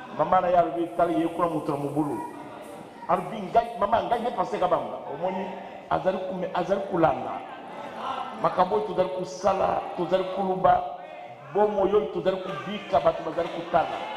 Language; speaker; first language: Lingala; native; Lingala